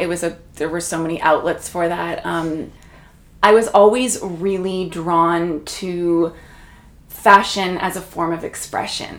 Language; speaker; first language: English; native; English